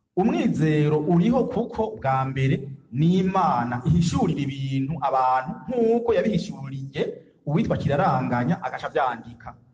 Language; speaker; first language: Rundi; native; Rundi